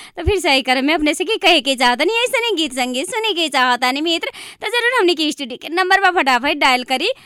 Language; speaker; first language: Bhojpuri; non-native, local second language; Maithili